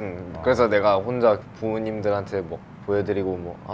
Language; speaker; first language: Korean; non-native, fluent; English